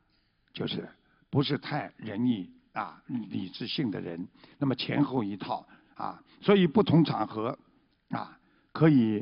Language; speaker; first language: Chinese; native; Chinese